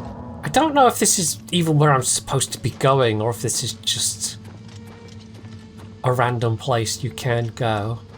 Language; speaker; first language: English; native; English